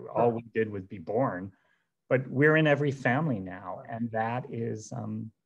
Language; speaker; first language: English; native; English